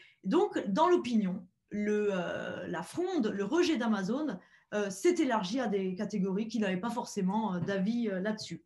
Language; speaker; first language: French; native; French